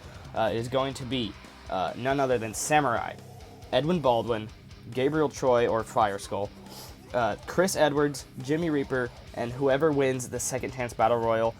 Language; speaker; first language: English; native; English